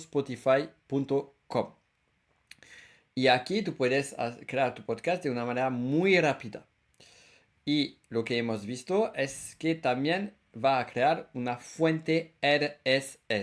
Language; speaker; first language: Spanish; non-native, fluent; French